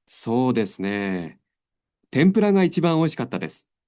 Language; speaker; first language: Japanese; non-native, learner; Indonesian